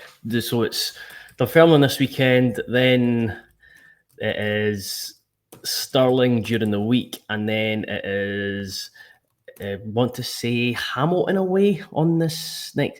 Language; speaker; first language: English; native; English